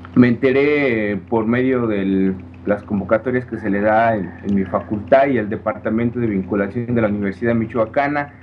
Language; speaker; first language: Spanish; native; Spanish